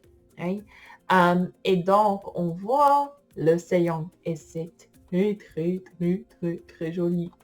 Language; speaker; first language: French; non-native, fluent; English